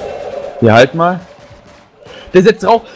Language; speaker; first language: German; native; German